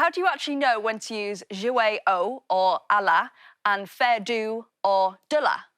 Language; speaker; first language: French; non-native, learner; English